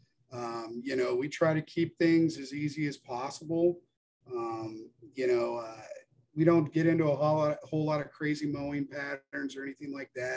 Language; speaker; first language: English; native; English